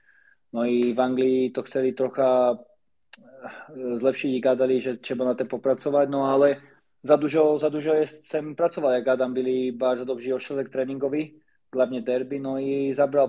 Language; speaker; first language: Polish; non-native, learner; Slovak